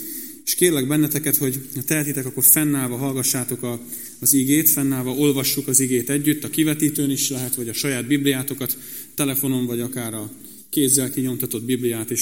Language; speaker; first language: Hungarian; native; Hungarian